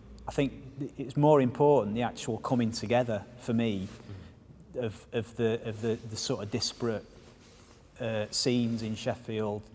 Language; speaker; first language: English; native; English